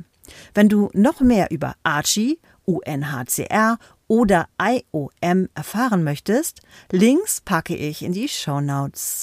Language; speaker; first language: German; native; German